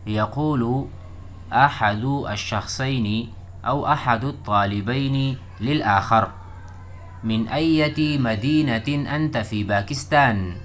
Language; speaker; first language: Arabic; non-native, fluent; Urdu